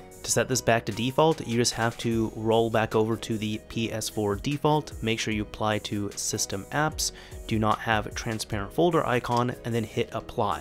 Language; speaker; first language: English; native; English